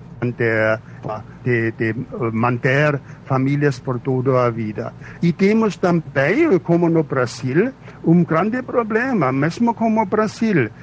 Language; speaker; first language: Portuguese; non-native, fluent; German